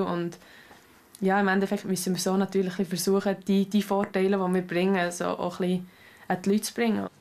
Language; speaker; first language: German; native; German